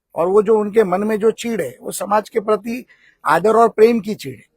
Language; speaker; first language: Hindi; non-native, local second language; Marathi